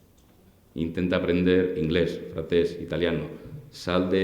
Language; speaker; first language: Spanish; native; Spanish